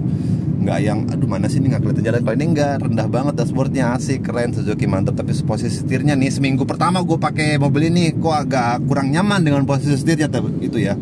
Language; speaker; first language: Indonesian; native; Indonesian